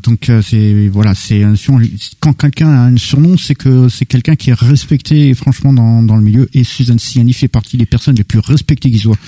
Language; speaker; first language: French; native; French